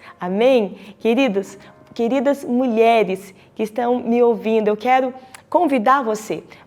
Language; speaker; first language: Portuguese; native; Portuguese